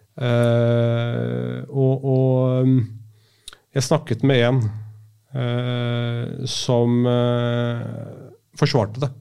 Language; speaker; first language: Norwegian; early bilingual, other home language; Urdu